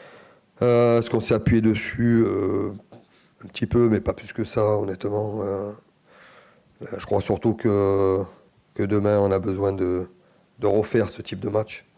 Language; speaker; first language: French; native; French